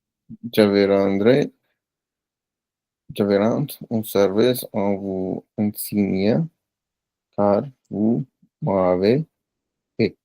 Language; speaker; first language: French; non-native, learner; Punjabi